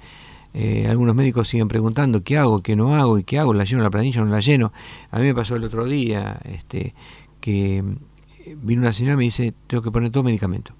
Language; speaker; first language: Spanish; native; Spanish